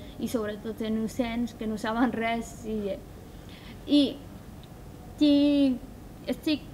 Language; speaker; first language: Catalan; non-native, learner; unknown